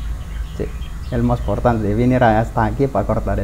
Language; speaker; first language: Spanish; non-native, learner; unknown